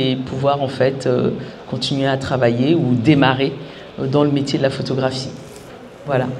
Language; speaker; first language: French; native; French